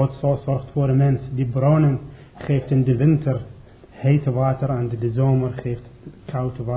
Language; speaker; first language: Dutch; non-native, learner; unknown